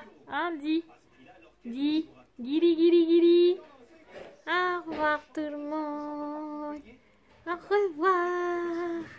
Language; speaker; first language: French; native; French